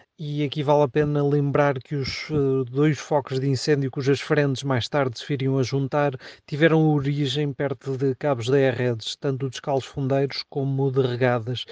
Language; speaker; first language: Portuguese; native; Portuguese